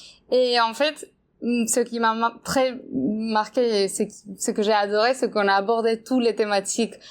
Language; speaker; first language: French; non-native, fluent; Spanish